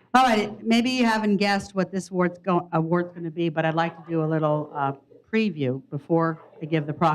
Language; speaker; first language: English; native; English